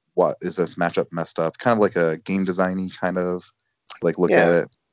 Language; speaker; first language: English; native; English